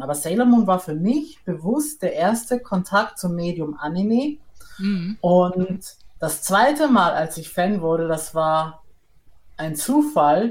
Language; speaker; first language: German; native; German